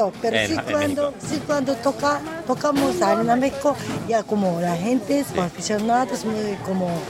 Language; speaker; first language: Spanish; non-native, learner; Japanese